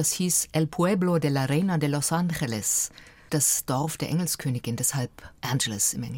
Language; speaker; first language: German; native; German